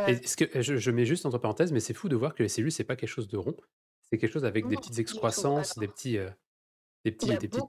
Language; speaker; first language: French; native; French